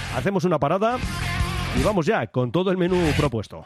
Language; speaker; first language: Spanish; native; Spanish